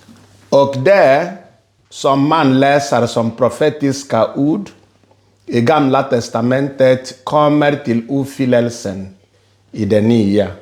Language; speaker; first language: Swedish; non-native, fluent; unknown